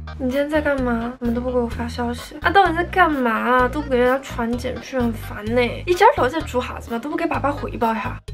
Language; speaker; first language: Chinese; native; Chinese